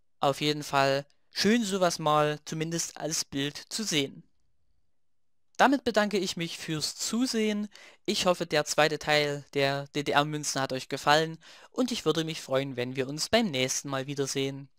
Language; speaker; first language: German; native; German